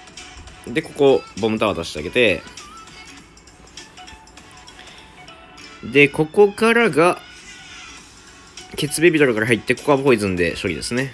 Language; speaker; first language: Japanese; native; Japanese